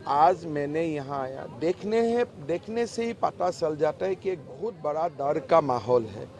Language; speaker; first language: Hindi; non-native, local second language; Assamese